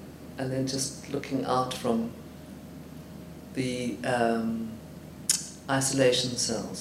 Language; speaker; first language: English; native; English